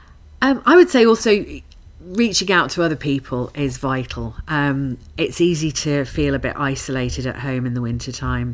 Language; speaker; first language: English; native; English